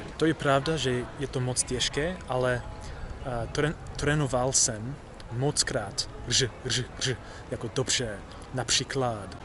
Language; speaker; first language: Czech; non-native, learner; English